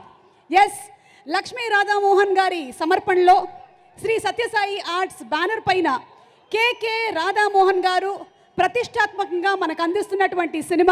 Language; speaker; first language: Telugu; native; Telugu